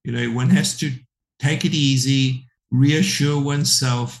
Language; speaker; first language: English; native; English